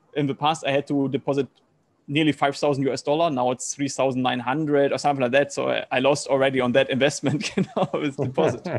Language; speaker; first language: English; non-native, learner; German